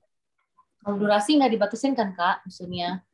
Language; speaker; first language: Indonesian; native; Indonesian